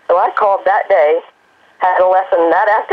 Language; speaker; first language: English; native; English